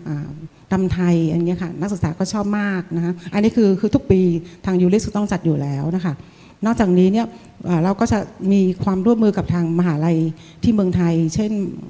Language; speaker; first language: Thai; non-native, fluent; Vietnamese